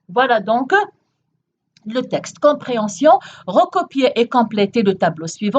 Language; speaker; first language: French; non-native, local second language; Arabic